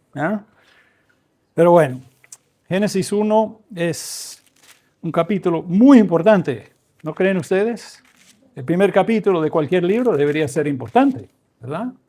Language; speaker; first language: Spanish; early bilingual, other home language; English